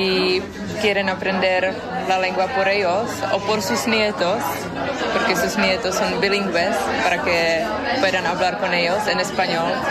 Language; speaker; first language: Spanish; non-native, fluent; Czech